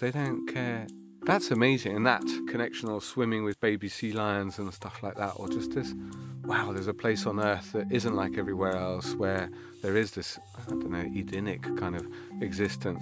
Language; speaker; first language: English; native; English